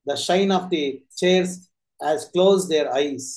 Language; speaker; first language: English; non-native, local second language; Kannada